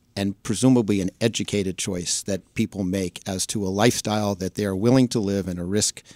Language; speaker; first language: English; native; English